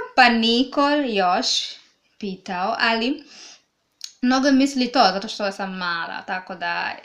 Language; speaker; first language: Serbian; non-native, learner; Swahili